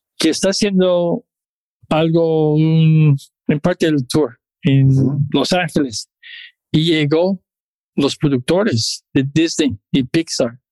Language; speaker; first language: Spanish; non-native, fluent; English